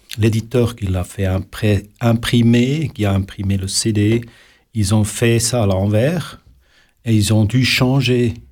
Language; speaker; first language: French; non-native, local second language; Swiss German